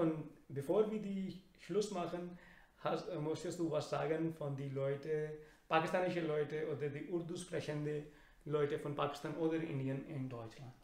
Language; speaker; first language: German; non-native, learner; Urdu